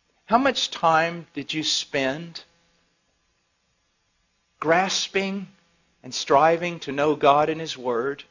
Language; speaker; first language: English; native; English